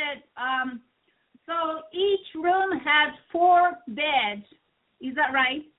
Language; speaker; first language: English; non-native, fluent; Japanese